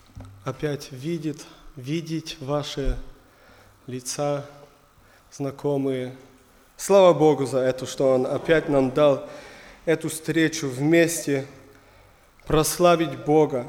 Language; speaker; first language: Russian; non-native, learner; German